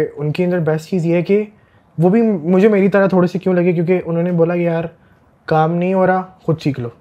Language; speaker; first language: Urdu; early bilingual, heritage; Urdu